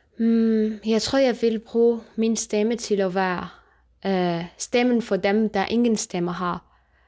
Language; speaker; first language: Danish; non-native, fluent; Kurdish